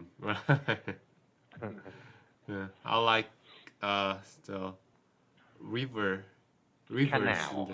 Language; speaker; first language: English; non-native, learner; Korean